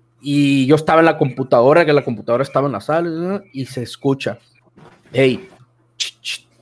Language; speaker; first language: Spanish; native; Spanish